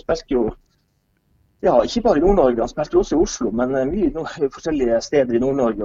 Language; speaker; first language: Norwegian; native; Norwegian